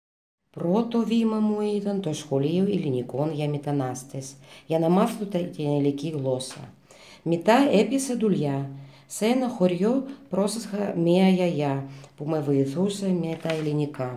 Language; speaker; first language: Greek; non-native, fluent; Russian